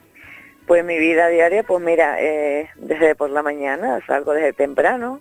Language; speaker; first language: Spanish; native; Spanish